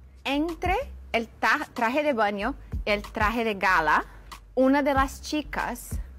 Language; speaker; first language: Spanish; non-native, learner; Portuguese